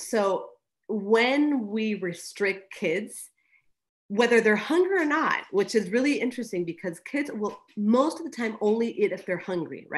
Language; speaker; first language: English; early bilingual, other home language; Spanish